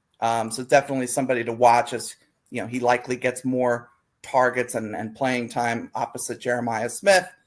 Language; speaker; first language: English; native; English